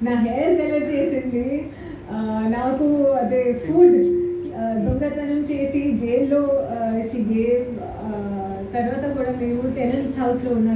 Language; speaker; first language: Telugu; non-native, learner; Hindi